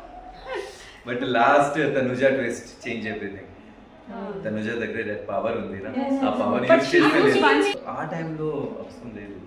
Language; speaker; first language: Telugu; non-native, learner; Hindi